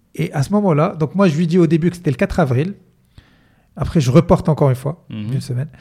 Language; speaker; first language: French; non-native, local second language; Arabic